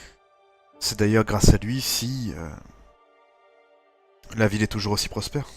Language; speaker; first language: French; native; French